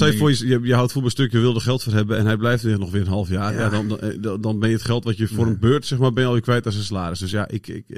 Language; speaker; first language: Dutch; native; Dutch